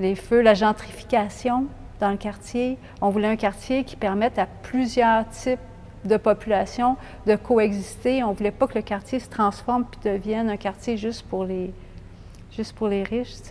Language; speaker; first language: French; native; French